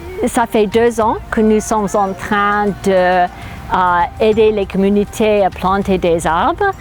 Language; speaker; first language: French; non-native, fluent; English